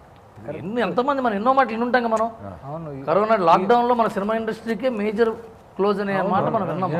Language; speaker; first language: Telugu; native; Telugu